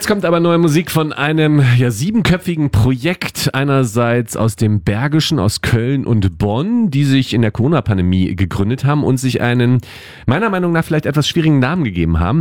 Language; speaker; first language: German; native; German